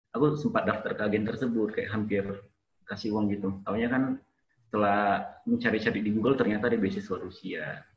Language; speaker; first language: Indonesian; native; Indonesian